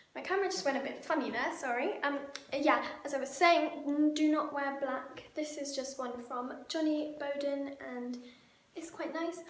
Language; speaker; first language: English; native; English